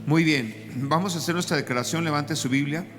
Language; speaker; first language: Spanish; native; Spanish